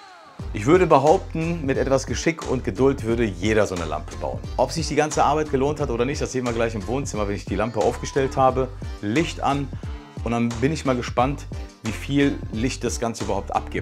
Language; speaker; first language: German; native; German